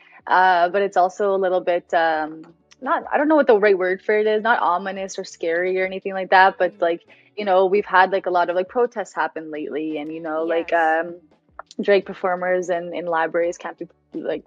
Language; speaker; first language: English; native; English